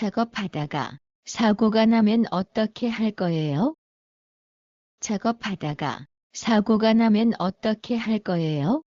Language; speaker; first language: Korean; non-native, learner; Bangla